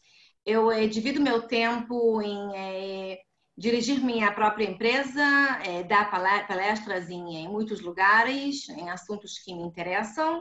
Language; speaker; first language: Portuguese; non-native, fluent; Hebrew